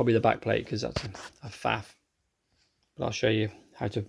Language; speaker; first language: English; native; English